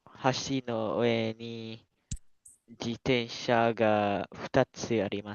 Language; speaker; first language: Japanese; non-native, learner; Malay